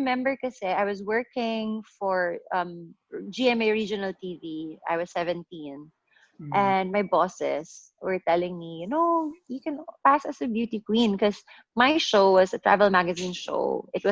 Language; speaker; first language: English; non-native, local second language; Hiligaynon